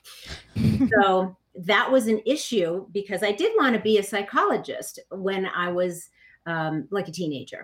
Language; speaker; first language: English; native; English